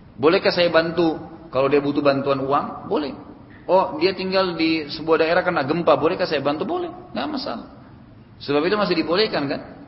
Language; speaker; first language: Indonesian; native; Indonesian